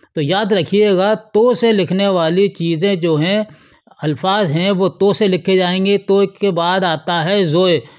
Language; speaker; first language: Hindi; native; Hindi